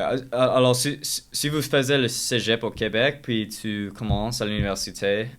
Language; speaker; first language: French; non-native, local second language; English